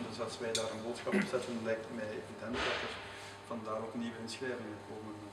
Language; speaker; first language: Dutch; native; Dutch